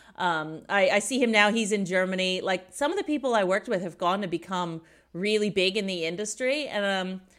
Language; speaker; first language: English; native; English